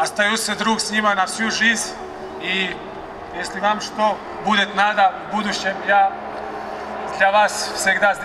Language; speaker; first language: Russian; non-native, fluent; Serbian